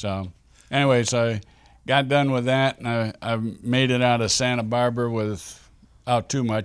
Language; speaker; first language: English; native; English